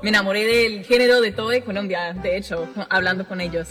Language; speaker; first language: Spanish; non-native, fluent; English